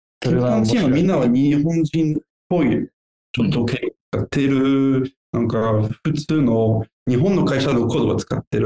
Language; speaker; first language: Japanese; non-native, learner; French